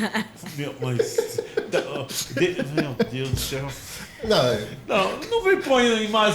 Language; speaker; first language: Portuguese; native; Portuguese